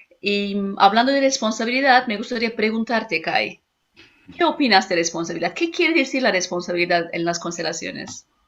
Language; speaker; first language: Spanish; non-native, fluent; Turkish